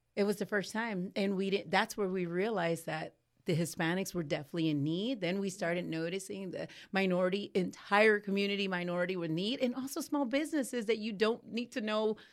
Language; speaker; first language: English; native; English